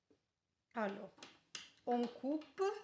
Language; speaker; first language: French; non-native, fluent; Italian